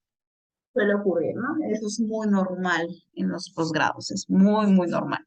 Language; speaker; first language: Spanish; native; Spanish